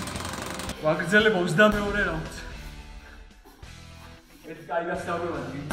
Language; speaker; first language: Georgian; native; Georgian